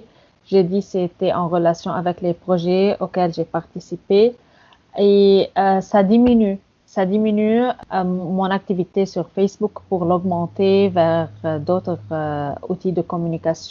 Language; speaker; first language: French; non-native, fluent; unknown